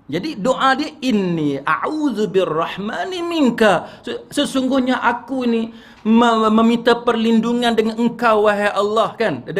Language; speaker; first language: Malay; native; Malay